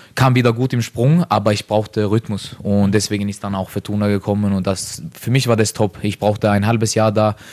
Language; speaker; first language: German; non-native, fluent; Norwegian